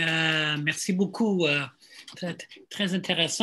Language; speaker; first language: French; non-native, fluent; English